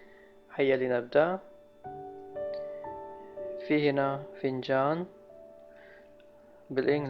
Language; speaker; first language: Arabic; non-native, learner; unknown